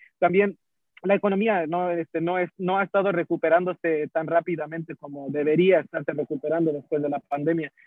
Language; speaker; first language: Spanish; early bilingual, heritage; Spanish